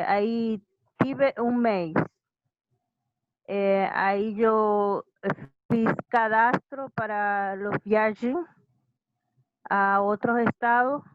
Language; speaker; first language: Portuguese; non-native, learner; Spanish